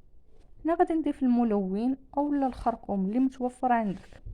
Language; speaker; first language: Arabic; native; Arabic